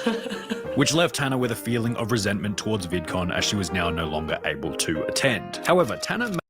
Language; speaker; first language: English; native; English